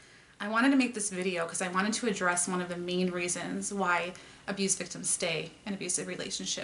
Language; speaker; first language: English; native; English